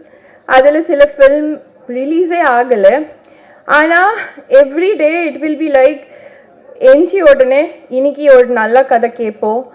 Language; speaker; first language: Tamil; non-native, local second language; Bangla